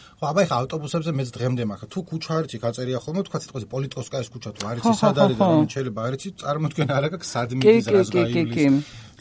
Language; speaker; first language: Georgian; native; Georgian